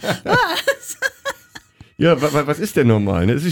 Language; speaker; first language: German; native; German